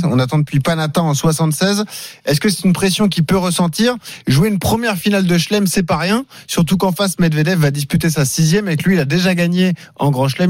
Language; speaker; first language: French; native; French